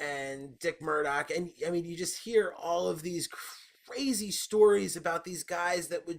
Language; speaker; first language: English; native; English